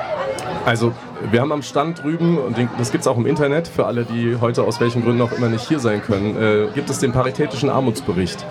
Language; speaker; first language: German; native; German